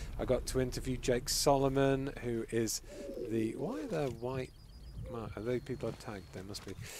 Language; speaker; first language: English; native; English